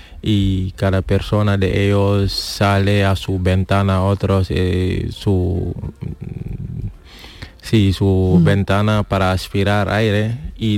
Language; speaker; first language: Spanish; non-native, learner; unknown